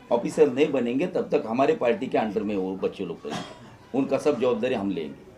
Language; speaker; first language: Hindi; non-native, local second language; Marathi